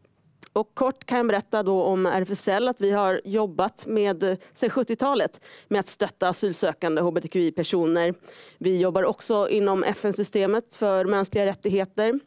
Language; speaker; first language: Swedish; native; Swedish